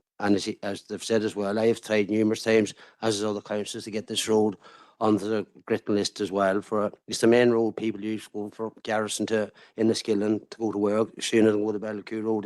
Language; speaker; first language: English; native; English